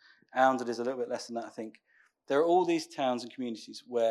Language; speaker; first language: English; native; English